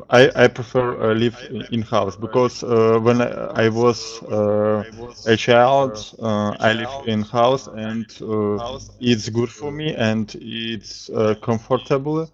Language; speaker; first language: English; non-native, learner; Russian